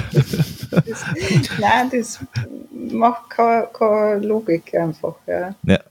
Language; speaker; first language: German; non-native, fluent; Swedish